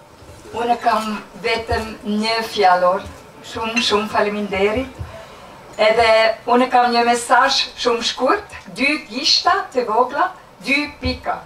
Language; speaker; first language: Albanian; non-native, learner; Swiss German